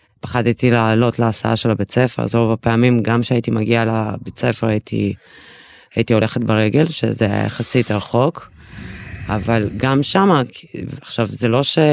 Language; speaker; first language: Hebrew; early bilingual, other home language; Russian